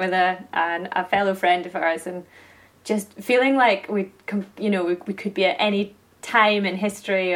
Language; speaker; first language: English; native; English